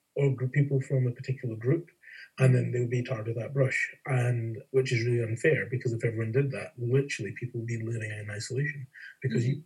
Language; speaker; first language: English; native; English